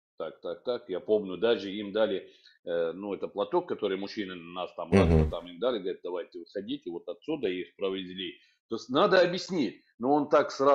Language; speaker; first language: Russian; non-native, fluent; Arabic